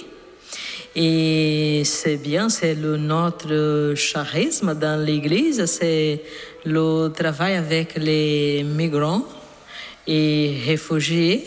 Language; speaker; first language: French; non-native, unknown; Portuguese